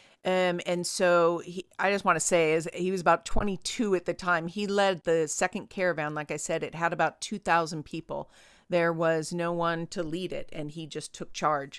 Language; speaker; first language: English; native; English